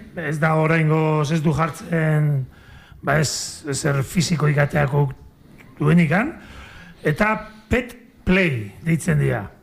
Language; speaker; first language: Basque; native; Basque